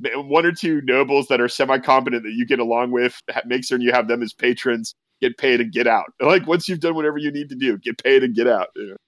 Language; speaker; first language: English; native; English